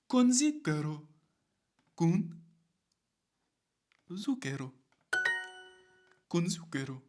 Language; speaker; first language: Italian; non-native, learner; English